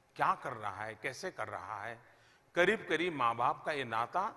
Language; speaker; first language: Hindi; native; Hindi